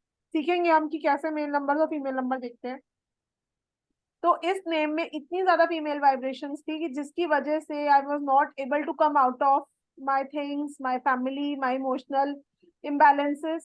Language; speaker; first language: Hindi; native; Hindi